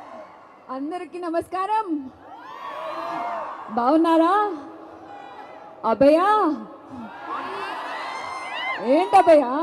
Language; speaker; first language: Telugu; non-native, fluent; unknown